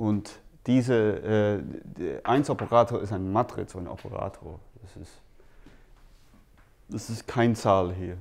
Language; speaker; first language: German; non-native, fluent; English